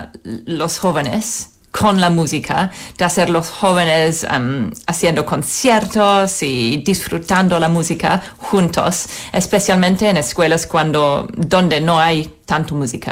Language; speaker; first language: Spanish; non-native, fluent; English